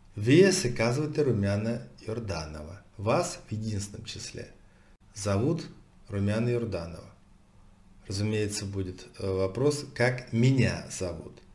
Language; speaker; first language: Russian; native; Russian